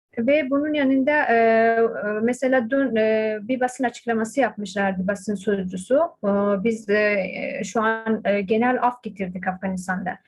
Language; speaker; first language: Turkish; non-native, fluent; Persian